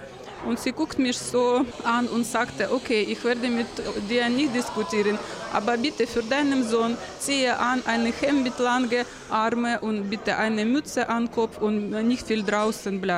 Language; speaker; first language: German; non-native, learner; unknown